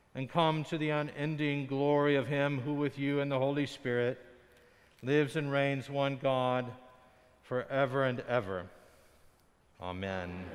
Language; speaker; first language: English; native; English